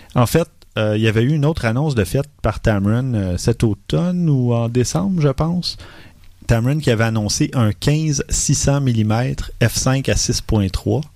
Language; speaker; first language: French; native; French